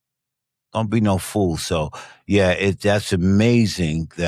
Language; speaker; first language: English; native; English